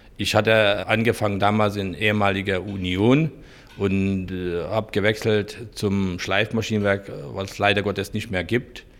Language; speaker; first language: German; non-native, fluent; Hungarian